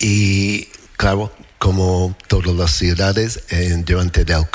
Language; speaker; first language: Spanish; non-native, learner; English